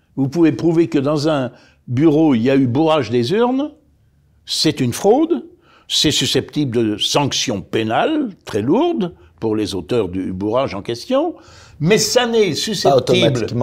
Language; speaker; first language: French; native; French